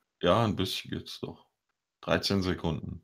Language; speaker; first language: German; native; German